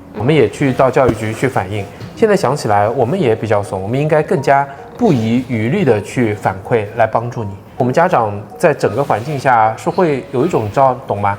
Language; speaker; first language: Chinese; native; Chinese